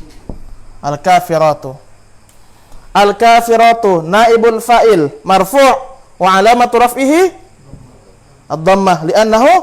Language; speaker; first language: Arabic; non-native, fluent; Indonesian